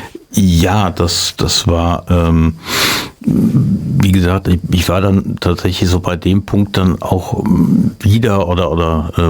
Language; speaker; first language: German; native; German